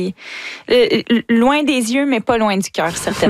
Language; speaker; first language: French; native; French